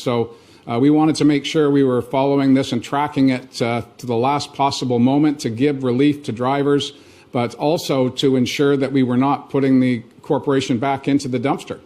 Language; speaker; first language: English; native; English